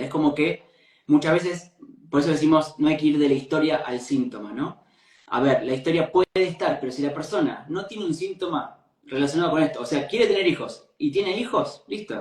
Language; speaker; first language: Spanish; native; Spanish